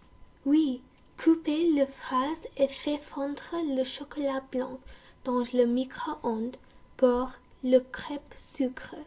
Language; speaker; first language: French; non-native, learner; English